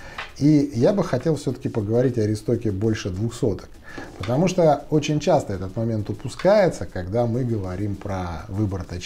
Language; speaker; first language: Russian; native; Russian